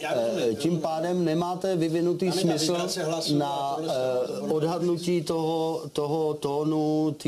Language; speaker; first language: Czech; native; Czech